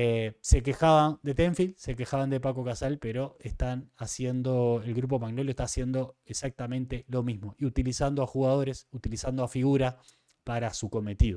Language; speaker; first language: Spanish; native; Spanish